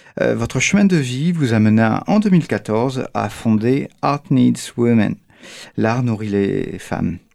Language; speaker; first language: French; native; French